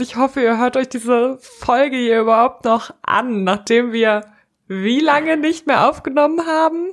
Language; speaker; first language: German; native; German